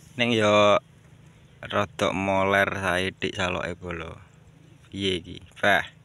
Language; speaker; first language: Indonesian; non-native, local second language; Javanese